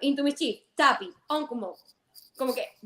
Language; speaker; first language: Spanish; native; Spanish